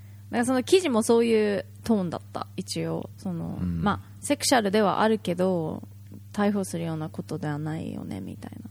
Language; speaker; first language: Japanese; native; Japanese